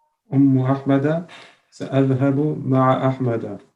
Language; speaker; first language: Arabic; non-native, learner; French